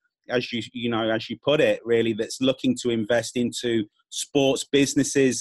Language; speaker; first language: English; native; English